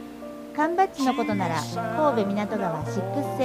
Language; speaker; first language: Japanese; native; Japanese